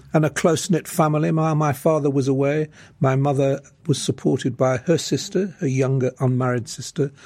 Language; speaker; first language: English; early bilingual, other home language; Lithuanian